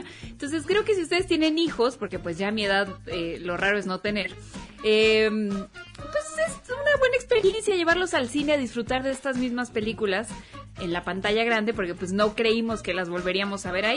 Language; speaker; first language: Spanish; native; Spanish